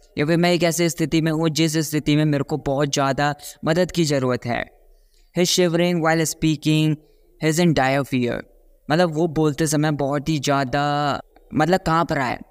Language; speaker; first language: Hindi; native; Hindi